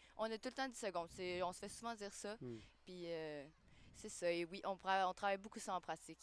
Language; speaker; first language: French; native; French